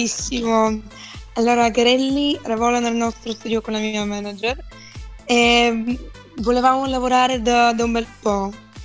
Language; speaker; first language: Italian; non-native, fluent; Bulgarian